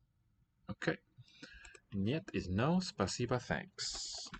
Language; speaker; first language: Russian; non-native, learner; English